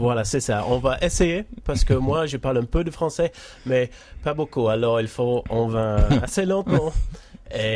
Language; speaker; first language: French; non-native, learner; English